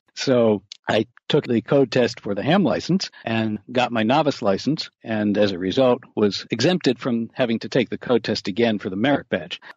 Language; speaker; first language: English; native; English